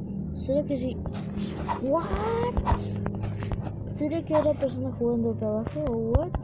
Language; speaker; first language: Spanish; native; Spanish